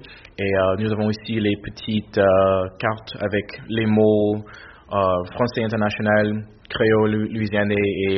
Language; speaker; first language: French; non-native, fluent; English